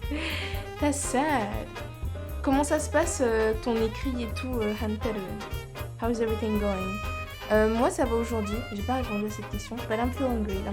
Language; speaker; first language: French; native; French